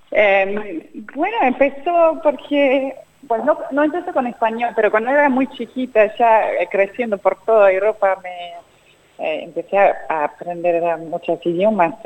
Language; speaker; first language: Spanish; non-native, fluent; German